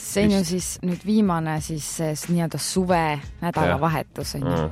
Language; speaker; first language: Estonian; native; Estonian